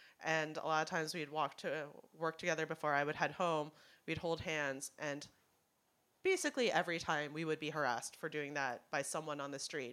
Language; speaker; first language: English; non-native, local second language; Cantonese